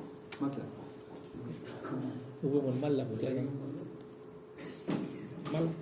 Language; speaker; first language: Spanish; native; Spanish